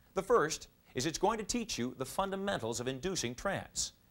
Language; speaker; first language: English; native; English